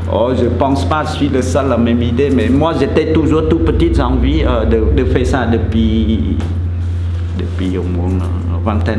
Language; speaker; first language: French; non-native, fluent; Khmer